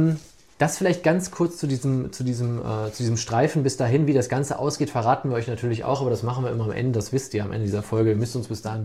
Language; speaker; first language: German; native; German